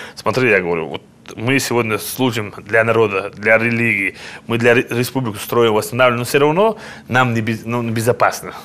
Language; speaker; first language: Russian; non-native, local second language; Chechen